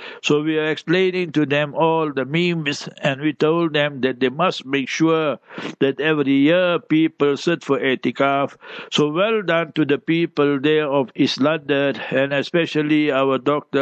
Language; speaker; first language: English; native; English